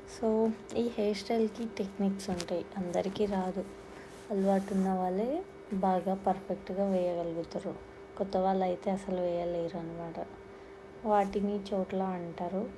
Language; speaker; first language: Telugu; non-native, local second language; Lambadi